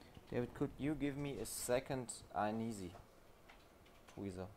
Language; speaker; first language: English; non-native, fluent; German